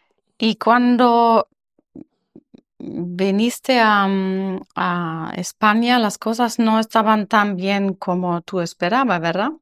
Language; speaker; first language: Spanish; non-native, learner; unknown